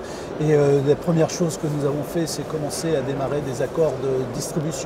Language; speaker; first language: French; native; French